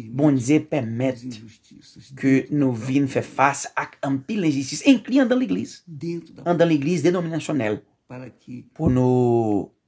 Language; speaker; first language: Haitian Creole; non-native, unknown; Portuguese